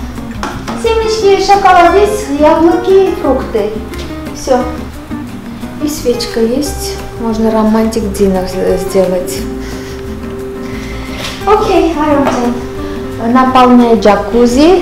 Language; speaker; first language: Russian; non-native, fluent; Armenian